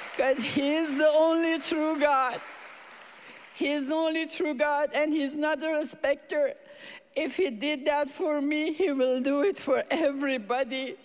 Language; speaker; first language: English; non-native, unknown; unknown